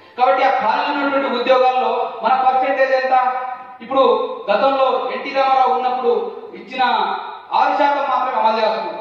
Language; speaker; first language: Telugu; non-native, local second language; Lambadi